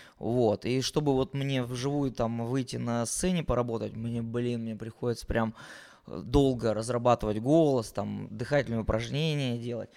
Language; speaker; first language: Russian; native; Russian